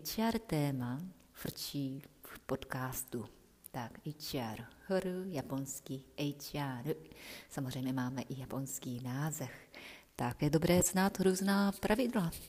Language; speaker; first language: Czech; non-native, fluent; Japanese